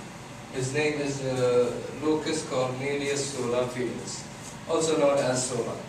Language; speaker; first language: English; non-native, fluent; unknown